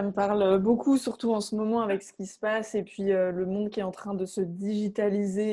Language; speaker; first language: French; native; French